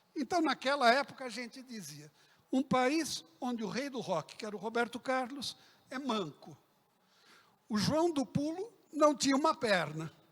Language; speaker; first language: Portuguese; early bilingual, other home language; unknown